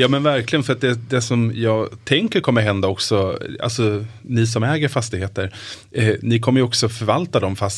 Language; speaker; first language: Swedish; native; Swedish